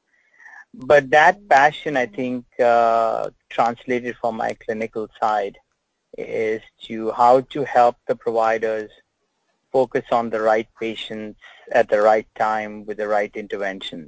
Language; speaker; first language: English; native; English